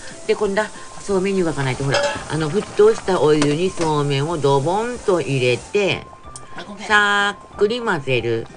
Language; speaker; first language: Japanese; native; Japanese